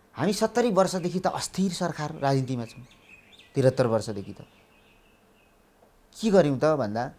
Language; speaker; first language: Nepali; native; Nepali